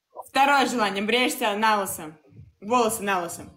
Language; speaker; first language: Russian; native; Russian